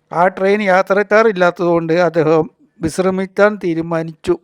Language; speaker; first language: Malayalam; native; Malayalam